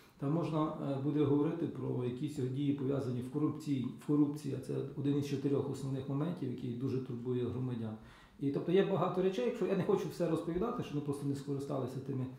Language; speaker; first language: Ukrainian; native; Ukrainian